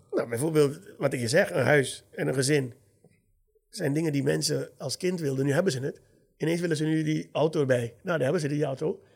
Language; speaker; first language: Dutch; native; Dutch